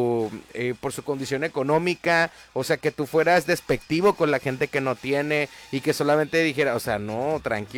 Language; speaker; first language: Spanish; native; Spanish